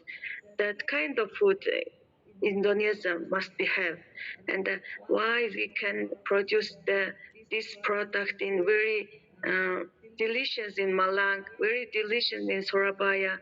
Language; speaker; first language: English; non-native, learner; Mongolian